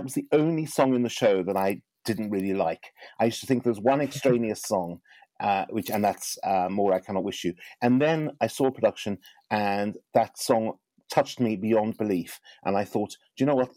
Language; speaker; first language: English; native; English